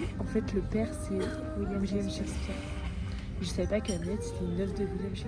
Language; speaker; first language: French; native; French